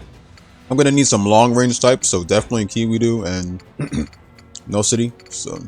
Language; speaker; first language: English; native; English